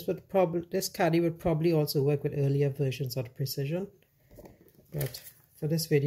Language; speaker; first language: English; native; English